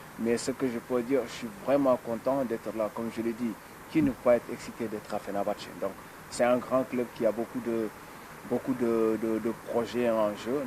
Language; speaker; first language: French; non-native, local second language; Wolof